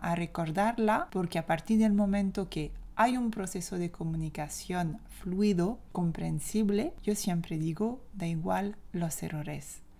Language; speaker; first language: Spanish; non-native, fluent; French